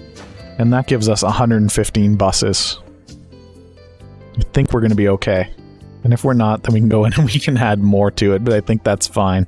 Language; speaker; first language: English; native; English